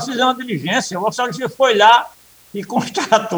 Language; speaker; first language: Portuguese; native; Portuguese